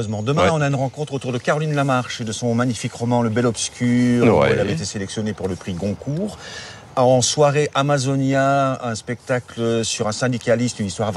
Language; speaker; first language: French; native; French